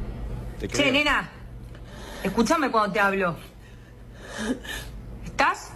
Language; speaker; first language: Spanish; native; Spanish